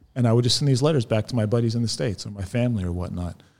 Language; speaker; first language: English; native; English